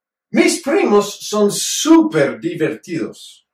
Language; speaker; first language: Spanish; non-native, fluent; English